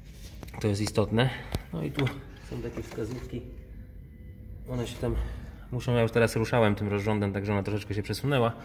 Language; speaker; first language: Polish; native; Polish